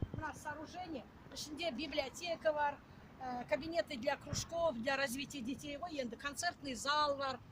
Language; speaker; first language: Russian; non-native, local second language; Kazakh